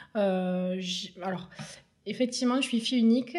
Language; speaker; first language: French; native; French